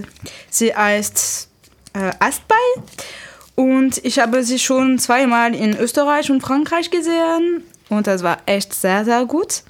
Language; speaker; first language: German; non-native, learner; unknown